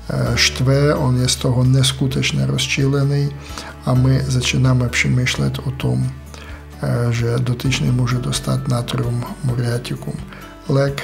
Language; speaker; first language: Czech; non-native, fluent; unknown